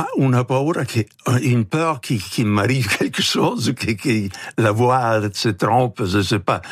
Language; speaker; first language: French; non-native, fluent; Italian